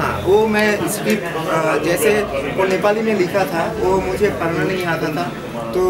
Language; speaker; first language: Hindi; non-native, fluent; Bangla